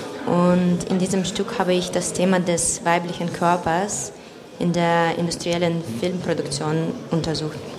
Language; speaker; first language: German; non-native, fluent; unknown